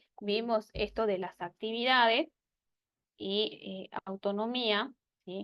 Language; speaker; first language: Spanish; native; Spanish